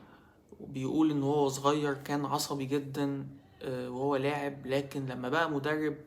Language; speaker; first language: Arabic; native; Arabic